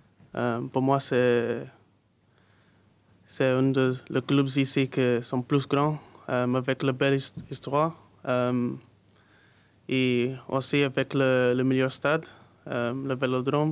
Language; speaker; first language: French; non-native, learner; English